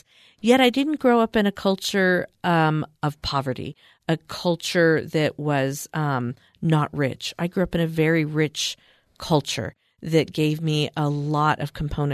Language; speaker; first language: English; native; English